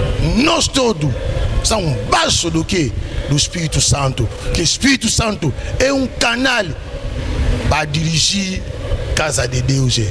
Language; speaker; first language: Portuguese; non-native, learner; Lingala